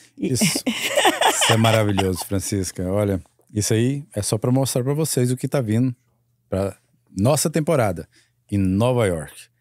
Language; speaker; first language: Portuguese; native; Portuguese